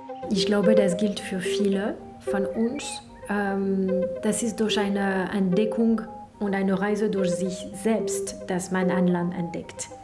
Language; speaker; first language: German; non-native, fluent; French